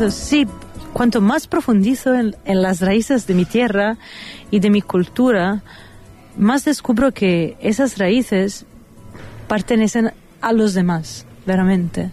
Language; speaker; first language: Spanish; non-native, fluent; Italian